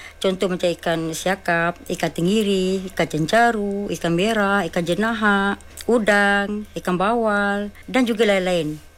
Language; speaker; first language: Malay; non-native, local second language; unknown